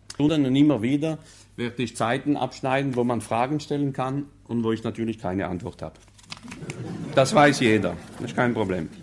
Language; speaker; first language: German; non-native, local second language; Swiss German